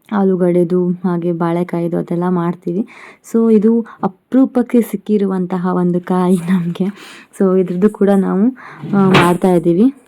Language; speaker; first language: Kannada; non-native, local second language; Konkani